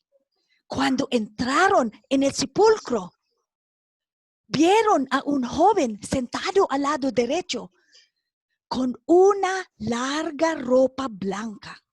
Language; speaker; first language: Spanish; non-native, fluent; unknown